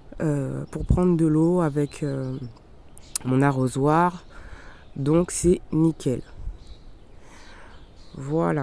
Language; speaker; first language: French; native; French